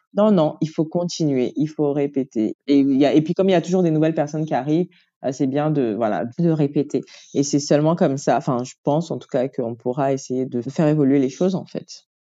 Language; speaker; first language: French; native; French